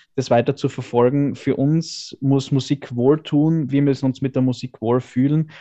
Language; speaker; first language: German; native; German